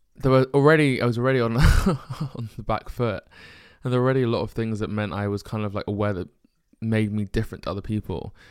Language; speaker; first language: English; native; English